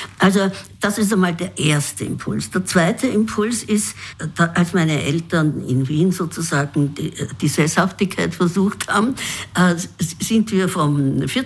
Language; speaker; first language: German; native; German